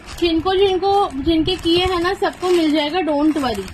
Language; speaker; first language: Hindi; non-native, local second language; Marathi